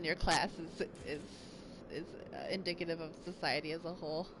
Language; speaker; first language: English; native; English